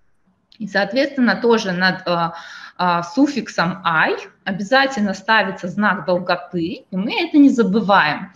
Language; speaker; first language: Russian; native; Russian